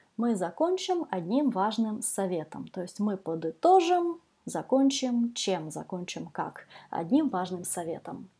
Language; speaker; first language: Russian; native; Russian